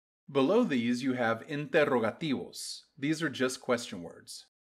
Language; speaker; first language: English; native; English